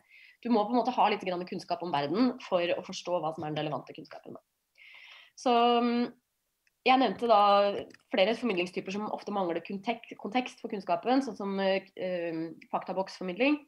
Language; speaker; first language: Norwegian; native; Norwegian